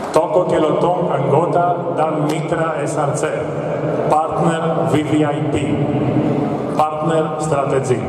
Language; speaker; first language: Indonesian; non-native, fluent; Greek